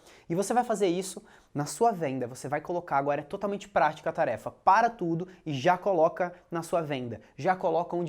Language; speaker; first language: Portuguese; native; Portuguese